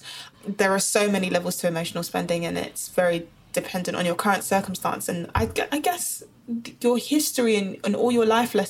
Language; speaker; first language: English; native; English